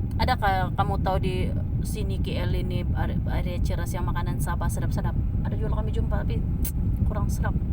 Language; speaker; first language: Malay; native; Malay